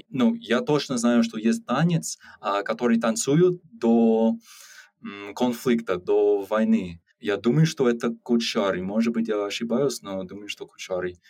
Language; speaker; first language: Russian; non-native, learner; English